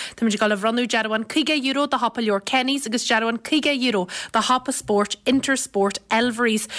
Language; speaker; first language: Irish; native; Irish